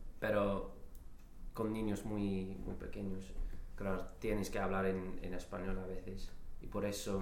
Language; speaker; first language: Spanish; non-native, learner; English